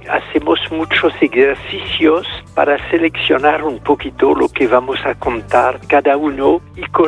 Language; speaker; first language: Spanish; non-native, fluent; French